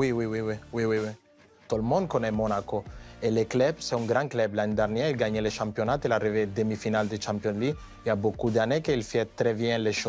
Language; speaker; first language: French; non-native, fluent; Spanish